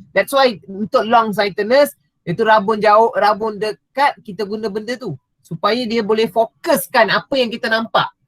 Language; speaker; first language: Malay; non-native, local second language; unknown